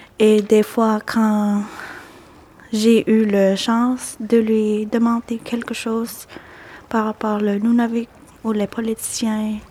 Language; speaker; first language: French; non-native, local second language; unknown